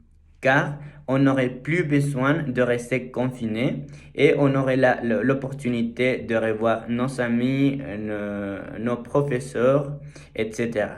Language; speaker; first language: French; non-native, learner; Spanish